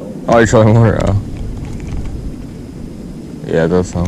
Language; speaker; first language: English; native; English